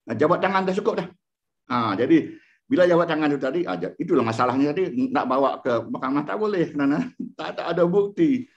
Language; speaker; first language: Malay; non-native, local second language; Iban